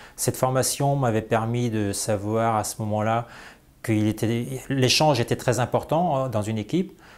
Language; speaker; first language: French; native; French